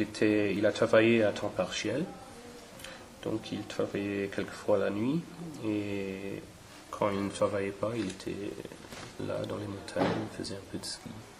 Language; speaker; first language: French; non-native, fluent; English